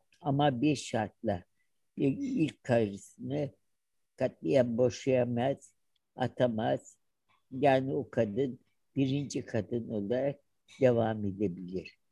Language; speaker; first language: Turkish; native; Turkish